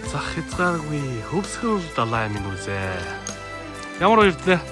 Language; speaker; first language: Mongolian; native; Mongolian